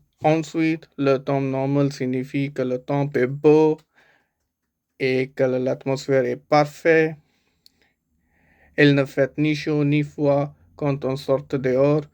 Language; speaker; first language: French; non-native, learner; Punjabi